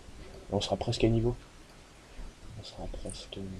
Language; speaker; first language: French; native; French